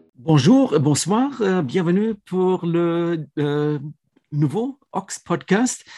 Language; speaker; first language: French; non-native, learner; German